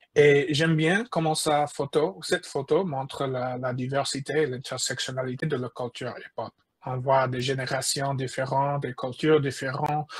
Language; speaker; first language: French; non-native, fluent; English